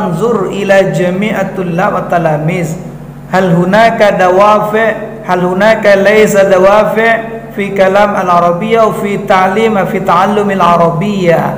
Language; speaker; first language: Arabic; non-native, fluent; Indonesian